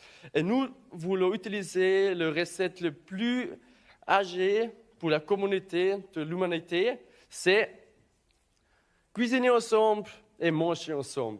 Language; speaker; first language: French; non-native, learner; German